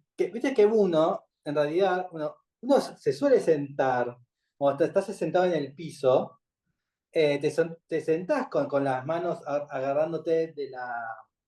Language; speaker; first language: Spanish; native; Spanish